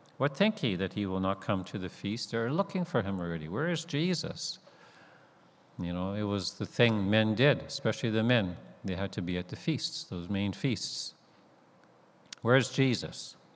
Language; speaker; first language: English; native; English